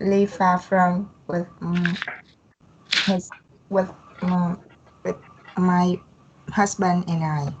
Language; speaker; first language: English; non-native, learner; Vietnamese